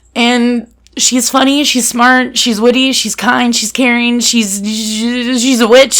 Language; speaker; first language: English; native; English